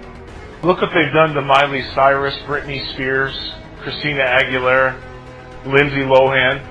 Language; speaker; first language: English; native; English